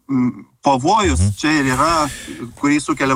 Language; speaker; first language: Lithuanian; native; Lithuanian